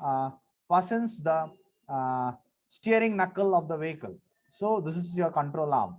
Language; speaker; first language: English; non-native, local second language; Marathi